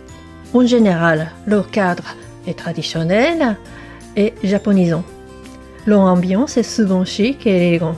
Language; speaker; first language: French; non-native, fluent; Japanese